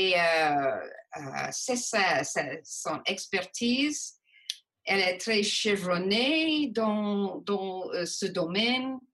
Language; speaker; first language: French; non-native, local second language; English